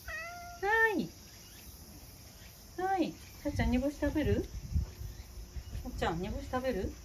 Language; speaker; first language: Japanese; native; Japanese